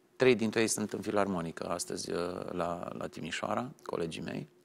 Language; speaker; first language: Romanian; native; Romanian